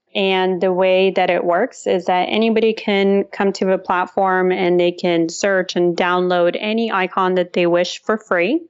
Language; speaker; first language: English; early bilingual, other home language; Russian